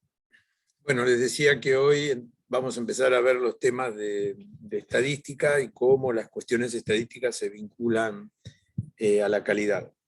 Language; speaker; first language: Spanish; native; Spanish